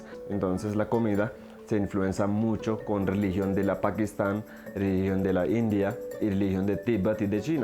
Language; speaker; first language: Spanish; non-native, learner; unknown